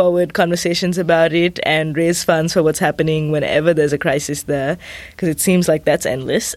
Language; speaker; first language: English; non-native, local second language; Sinhala